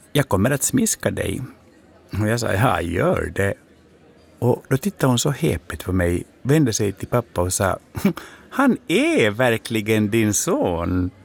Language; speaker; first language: Swedish; native; Swedish